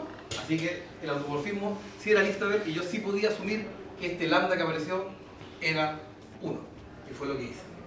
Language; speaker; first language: Spanish; native; Spanish